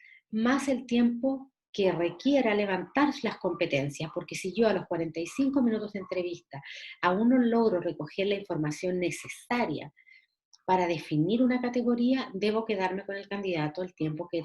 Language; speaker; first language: Spanish; native; Spanish